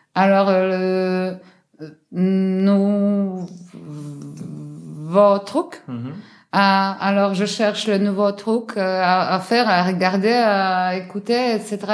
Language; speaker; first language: French; non-native, learner; Polish